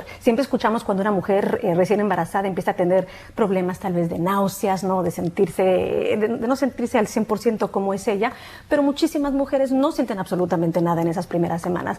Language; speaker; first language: Spanish; native; Spanish